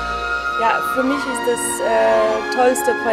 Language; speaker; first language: German; non-native, fluent; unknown